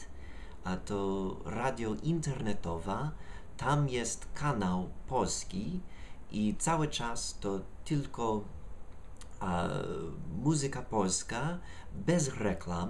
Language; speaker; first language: Polish; non-native, fluent; English